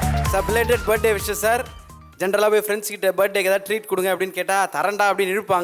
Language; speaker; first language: Tamil; native; Tamil